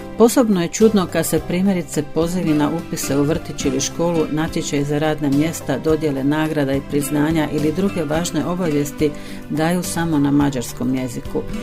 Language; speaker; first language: Bosnian; early bilingual, heritage; Croatian